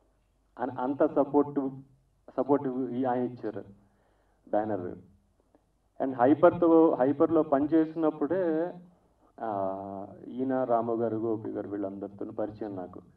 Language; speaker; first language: Telugu; native; Telugu